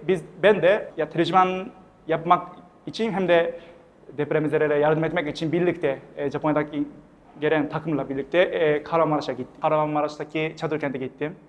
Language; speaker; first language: Turkish; non-native, fluent; Japanese